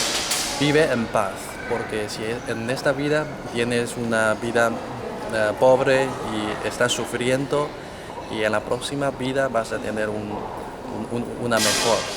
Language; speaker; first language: Spanish; non-native, fluent; Chinese